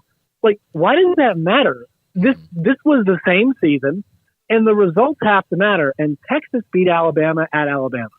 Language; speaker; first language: English; native; English